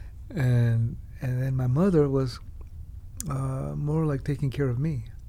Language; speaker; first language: English; early bilingual, other home language; Spanish